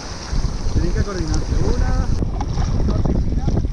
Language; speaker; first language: Catalan; native; Catalan